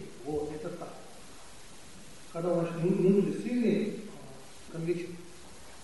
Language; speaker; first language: Russian; non-native, learner; Tibetan